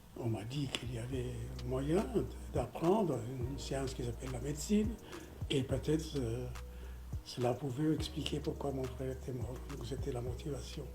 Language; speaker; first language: French; non-native, fluent; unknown